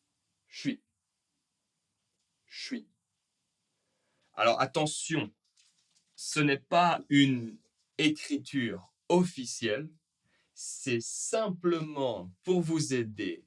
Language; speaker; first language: French; native; French